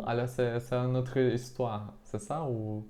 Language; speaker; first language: French; non-native, fluent; Portuguese